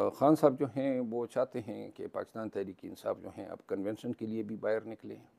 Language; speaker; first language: Urdu; non-native, local second language; Pashto